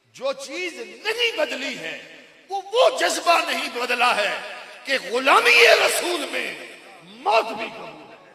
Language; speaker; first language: Urdu; non-native, local second language; Punjabi